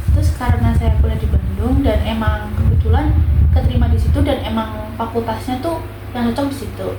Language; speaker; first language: Indonesian; non-native, local second language; Javanese